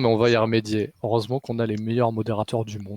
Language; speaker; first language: French; native; French